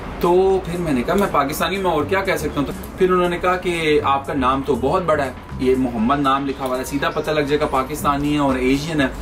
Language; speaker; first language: Urdu; non-native, local second language; Punjabi